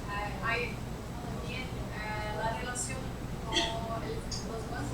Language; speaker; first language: Spanish; non-native, learner; Portuguese